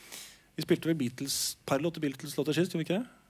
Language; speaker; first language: Norwegian; native; Norwegian